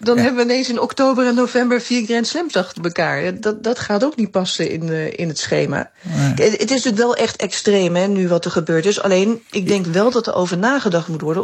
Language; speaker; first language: Dutch; native; Dutch